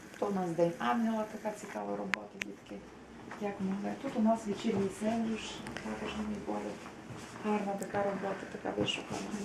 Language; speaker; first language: Ukrainian; native; Ukrainian